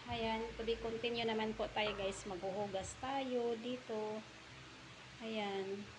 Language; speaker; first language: Filipino; non-native, local second language; Cebuano